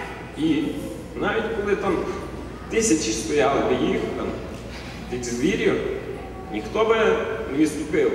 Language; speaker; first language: Ukrainian; native; Ukrainian